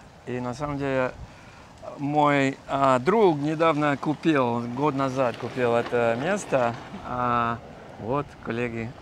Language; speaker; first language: Russian; non-native, fluent; English